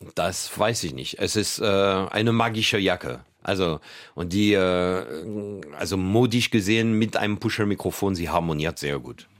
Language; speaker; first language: German; non-native, fluent; French